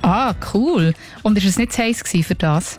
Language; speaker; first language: German; native; German